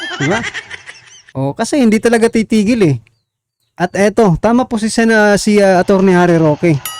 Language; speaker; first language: Filipino; non-native, local second language; Waray